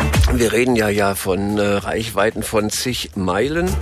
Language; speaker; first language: German; native; German